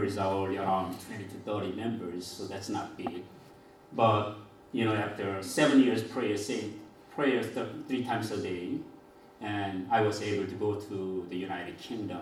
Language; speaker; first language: English; non-native, fluent; Korean